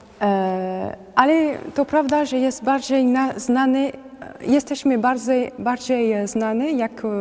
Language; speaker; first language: Polish; non-native, learner; French